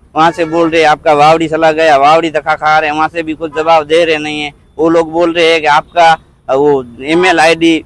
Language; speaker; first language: Hindi; non-native, local second language; Marwari